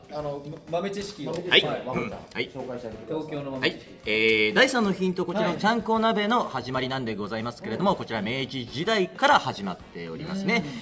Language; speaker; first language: Japanese; native; Japanese